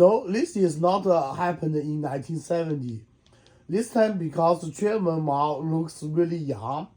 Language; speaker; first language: English; non-native, learner; Chinese